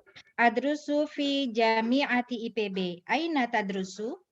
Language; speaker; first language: Arabic; non-native, learner; Indonesian